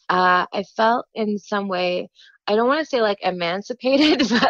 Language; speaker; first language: English; native; English